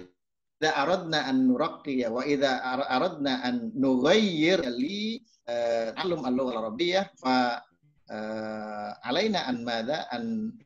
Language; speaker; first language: Arabic; non-native, fluent; Indonesian